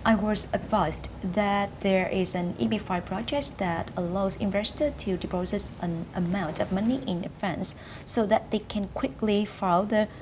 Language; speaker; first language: English; non-native, fluent; Vietnamese